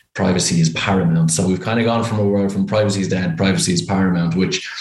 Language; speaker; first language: English; native; English